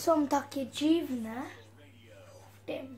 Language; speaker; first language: Polish; early bilingual, heritage; Polish